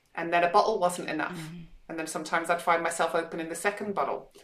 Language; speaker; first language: English; native; English